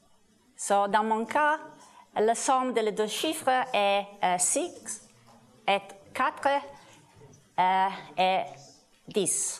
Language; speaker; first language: French; non-native, learner; Italian